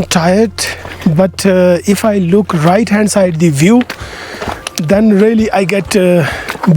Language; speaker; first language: English; non-native, learner; Hindi